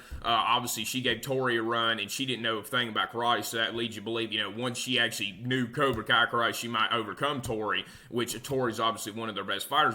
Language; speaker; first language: English; native; English